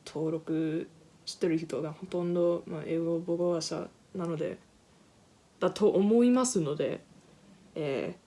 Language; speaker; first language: Japanese; non-native, learner; English